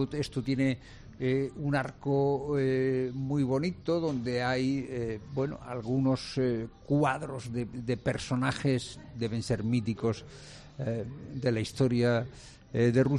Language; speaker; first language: Spanish; native; Spanish